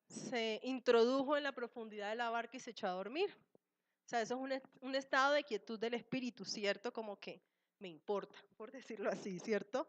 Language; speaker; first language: Spanish; native; Spanish